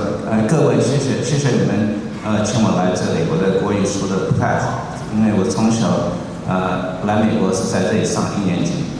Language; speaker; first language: Chinese; early bilingual, heritage; Chinese